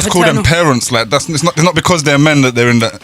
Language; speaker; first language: English; native; English